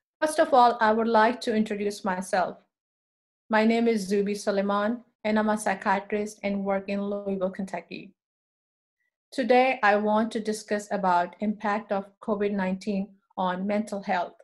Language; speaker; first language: English; non-native, local second language; Urdu